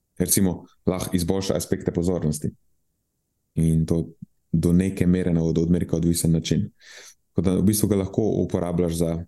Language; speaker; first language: Slovenian; early bilingual, other home language; Bosnian